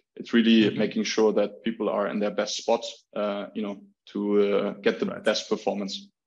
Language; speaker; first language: English; non-native, fluent; German